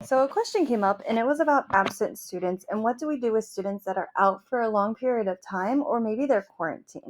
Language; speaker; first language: English; native; English